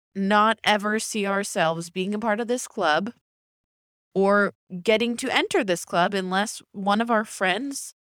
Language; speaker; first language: English; native; English